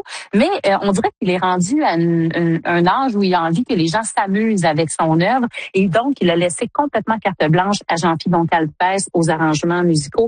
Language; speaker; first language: French; native; French